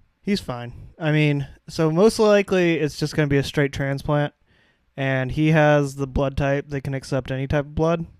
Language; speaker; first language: English; native; English